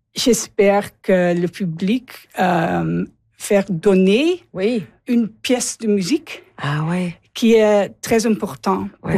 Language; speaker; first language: French; non-native, learner; English